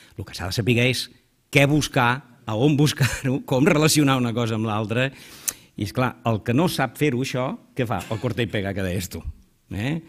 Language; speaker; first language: Catalan; native; Catalan